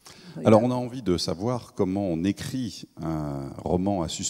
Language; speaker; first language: French; native; French